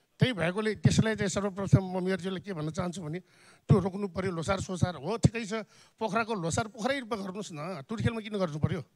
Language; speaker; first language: Nepali; non-native, local second language; Newari